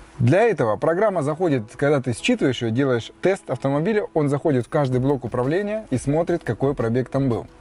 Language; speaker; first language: Russian; native; Russian